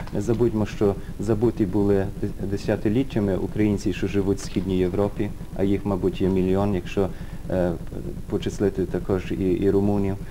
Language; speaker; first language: Ukrainian; early bilingual, heritage; Ukrainian